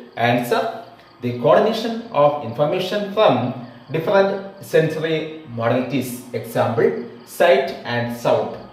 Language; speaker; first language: English; non-native, local second language; Tamil